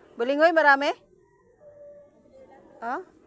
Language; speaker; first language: Filipino; non-native, local second language; Cebuano